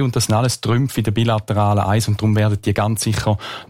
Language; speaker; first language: German; native; German